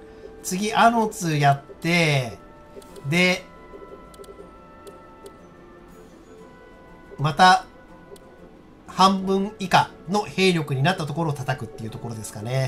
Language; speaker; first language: Japanese; native; Japanese